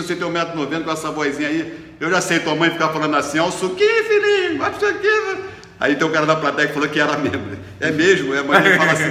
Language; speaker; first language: Portuguese; native; Portuguese